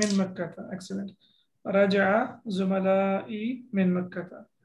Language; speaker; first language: Arabic; non-native, fluent; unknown